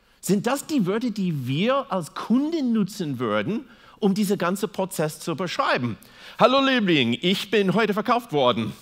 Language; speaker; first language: German; non-native, fluent; English